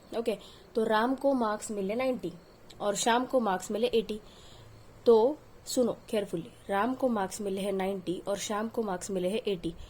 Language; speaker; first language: Hindi; non-native, local second language; Marathi